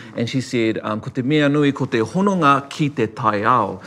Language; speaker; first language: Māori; non-native, local second language; English